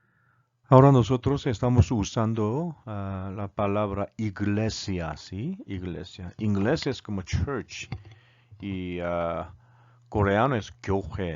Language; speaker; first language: Spanish; non-native, learner; Korean